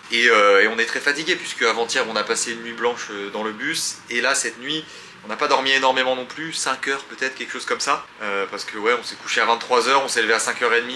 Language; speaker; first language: French; native; French